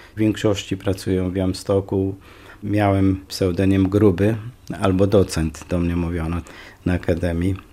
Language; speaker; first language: Polish; non-native, fluent; Kurdish